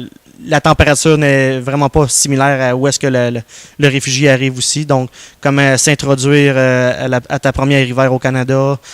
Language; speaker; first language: French; native; French